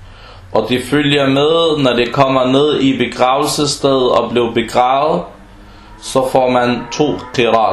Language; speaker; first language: Danish; non-native, fluent; Arabic